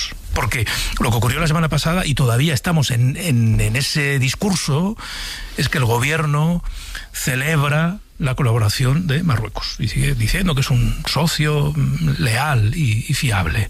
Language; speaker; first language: Spanish; native; Spanish